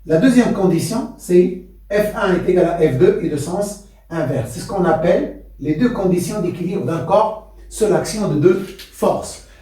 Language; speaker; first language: French; non-native, local second language; Arabic